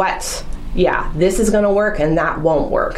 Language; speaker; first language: English; native; English